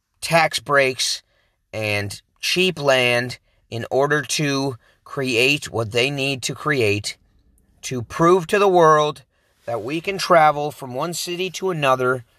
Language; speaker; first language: English; native; English